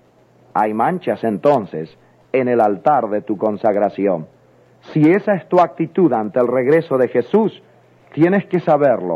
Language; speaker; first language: Spanish; native; Spanish